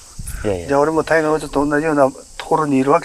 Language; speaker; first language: Japanese; native; Japanese